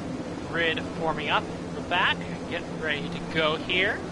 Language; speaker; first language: English; native; English